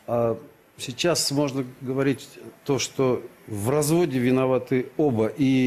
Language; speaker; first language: Russian; native; Russian